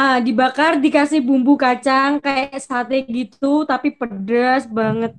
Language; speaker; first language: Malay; non-native, local second language; Javanese